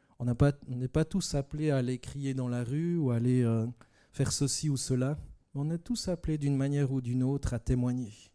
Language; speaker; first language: French; native; French